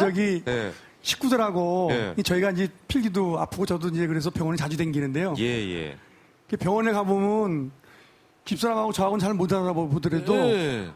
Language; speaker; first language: Korean; native; Korean